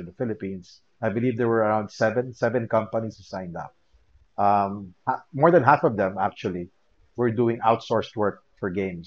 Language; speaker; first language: English; non-native, local second language; Filipino